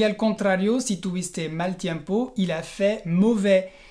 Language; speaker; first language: Spanish; non-native, fluent; French